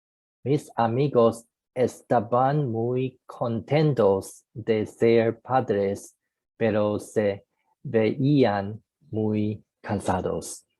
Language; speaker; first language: Spanish; non-native, learner; Chinese